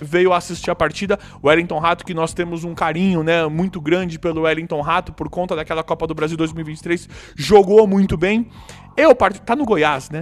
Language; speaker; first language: Portuguese; native; Portuguese